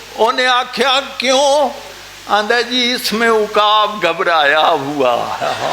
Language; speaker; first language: Urdu; non-native, local second language; Punjabi